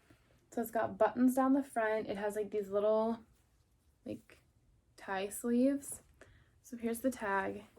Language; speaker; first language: English; native; English